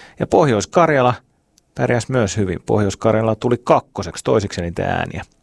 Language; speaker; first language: Finnish; native; Finnish